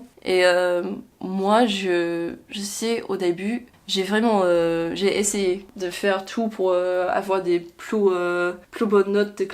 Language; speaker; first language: French; non-native, fluent; English